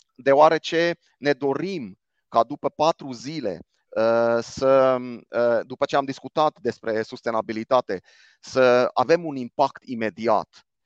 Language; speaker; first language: Romanian; non-native, local second language; Hungarian